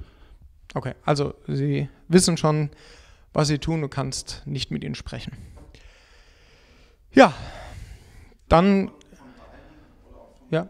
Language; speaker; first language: German; native; German